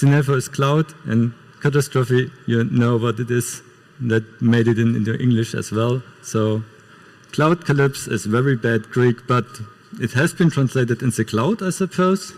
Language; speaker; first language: English; non-native, fluent; German